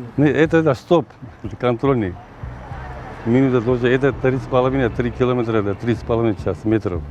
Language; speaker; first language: Russian; non-native, local second language; Kyrgyz